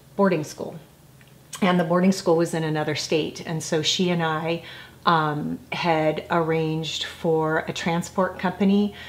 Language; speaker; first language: English; native; English